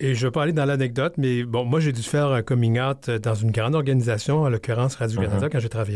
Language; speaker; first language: French; native; French